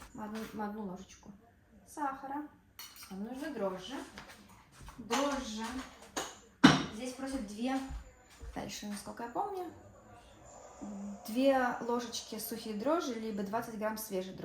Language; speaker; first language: Russian; native; Russian